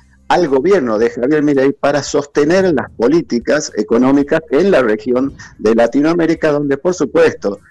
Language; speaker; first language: Spanish; native; Spanish